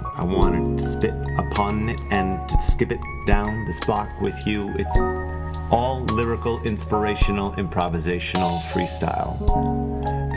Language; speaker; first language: English; early bilingual, other home language; Spanish